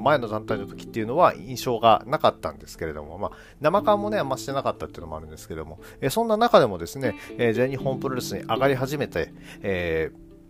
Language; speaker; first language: Japanese; native; Japanese